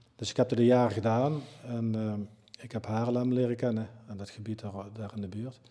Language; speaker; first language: Dutch; native; Dutch